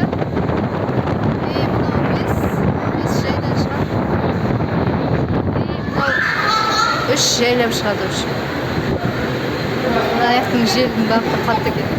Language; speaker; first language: Kazakh; native; Kazakh